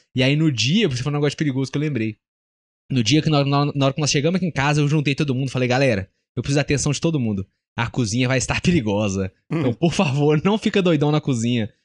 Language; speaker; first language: Portuguese; native; Portuguese